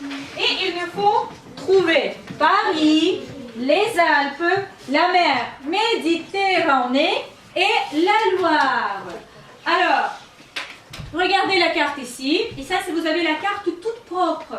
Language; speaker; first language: French; non-native, fluent; Russian